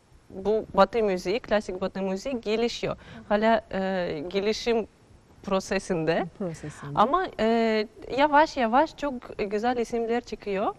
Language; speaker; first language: Turkish; non-native, fluent; Russian